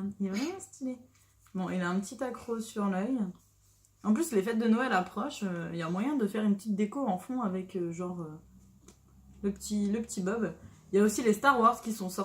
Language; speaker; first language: French; native; French